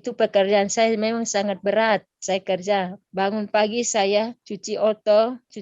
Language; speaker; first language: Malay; non-native, local second language; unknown